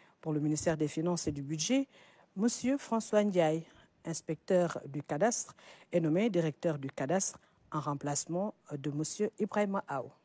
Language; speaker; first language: French; non-native, local second language; Wolof